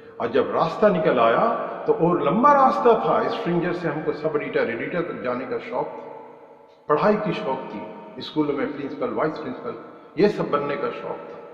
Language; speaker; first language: Hindi; non-native, local second language; Urdu